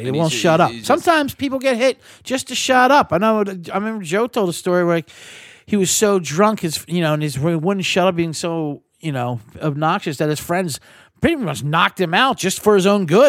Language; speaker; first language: English; native; English